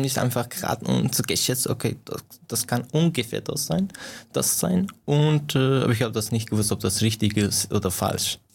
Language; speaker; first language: German; non-native, fluent; Persian